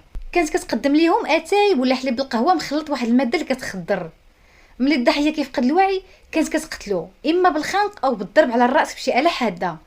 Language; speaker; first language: Arabic; native; Arabic